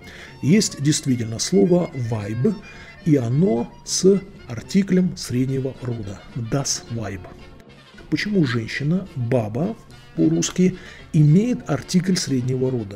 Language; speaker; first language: Russian; native; Russian